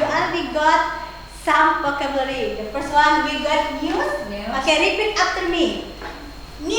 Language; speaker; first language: English; non-native, learner; Indonesian